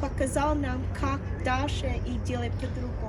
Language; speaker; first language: Russian; non-native, learner; English